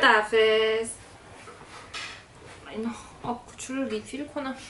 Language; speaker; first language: Persian; non-native, learner; Korean